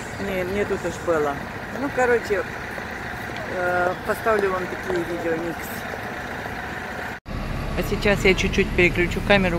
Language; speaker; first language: Russian; native; Russian